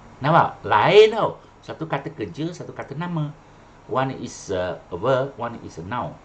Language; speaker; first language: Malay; non-native, local second language; Chinese